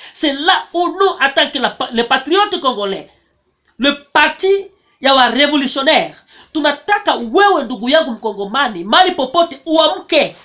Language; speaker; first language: French; non-native, local second language; Swahili